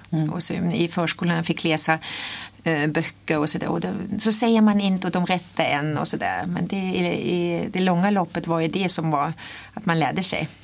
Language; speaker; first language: Swedish; non-native, fluent; German